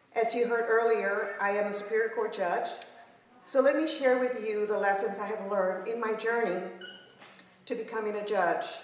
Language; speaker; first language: English; early bilingual, other home language; Spanish